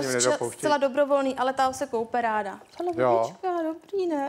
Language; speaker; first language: Czech; native; Czech